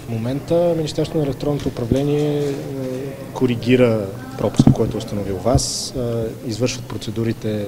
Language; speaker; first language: Bulgarian; native; Bulgarian